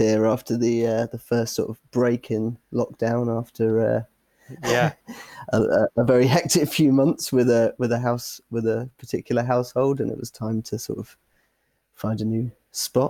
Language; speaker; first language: English; native; English